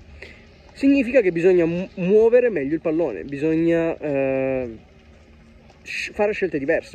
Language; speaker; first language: Italian; native; Italian